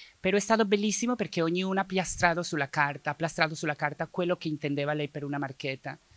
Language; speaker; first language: Italian; non-native, fluent; Spanish